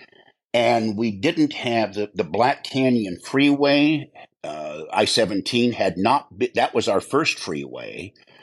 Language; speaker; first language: English; native; English